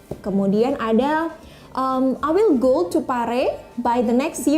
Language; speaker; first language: English; non-native, learner; Indonesian